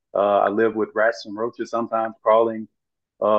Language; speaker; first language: English; native; English